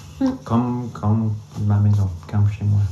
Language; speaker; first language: French; non-native, learner; English